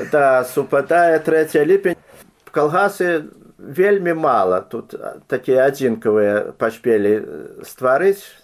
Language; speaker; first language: Belarusian; native; Belarusian